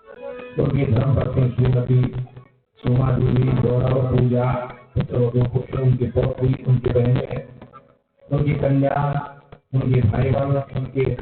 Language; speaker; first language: Hindi; native; Hindi